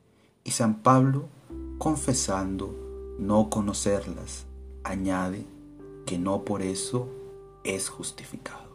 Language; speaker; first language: Spanish; native; Spanish